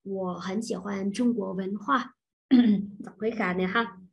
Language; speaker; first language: Chinese; non-native, fluent; Vietnamese